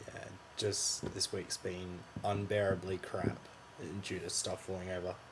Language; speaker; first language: English; native; English